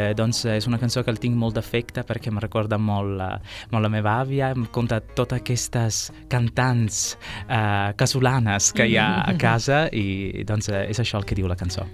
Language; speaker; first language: Catalan; non-native, fluent; Sicilian